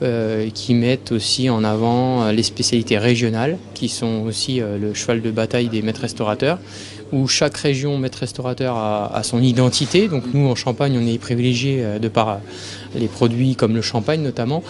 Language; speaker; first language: French; native; French